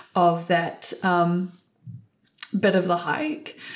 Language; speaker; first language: English; native; English